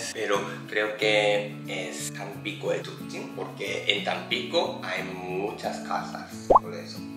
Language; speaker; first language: Spanish; non-native, learner; Japanese